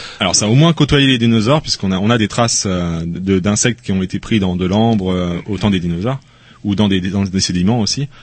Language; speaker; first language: French; native; French